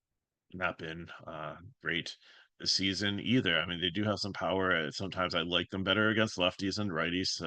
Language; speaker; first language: English; native; English